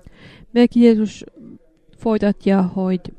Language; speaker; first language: Hungarian; non-native, learner; Finnish